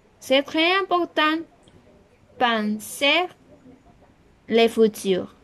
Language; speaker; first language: French; non-native, learner; Spanish